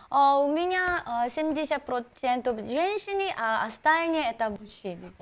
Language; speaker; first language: Russian; non-native, fluent; Korean